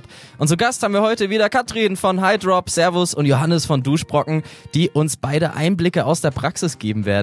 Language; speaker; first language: German; native; German